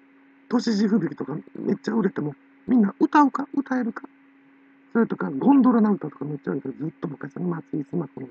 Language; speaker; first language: Japanese; native; Japanese